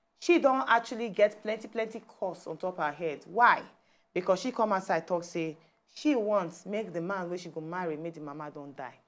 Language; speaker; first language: Nigerian Pidgin; native; Nigerian Pidgin